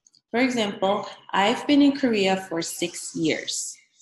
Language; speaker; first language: English; early bilingual, other home language; Korean